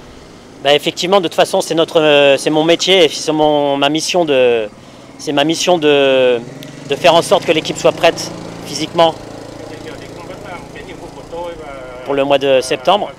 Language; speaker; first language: French; native; French